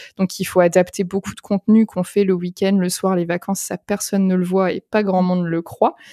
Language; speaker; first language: French; native; French